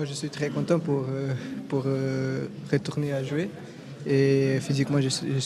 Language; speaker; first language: French; non-native, fluent; Portuguese